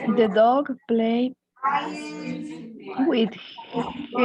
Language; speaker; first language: English; non-native, learner; Spanish